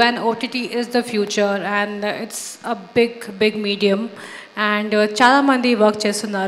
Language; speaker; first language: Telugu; non-native, fluent; Hindi